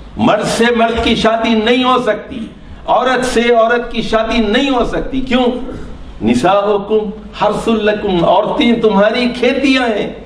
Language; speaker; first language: Urdu; native; Urdu